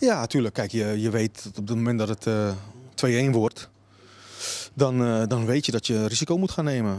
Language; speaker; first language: Dutch; native; Dutch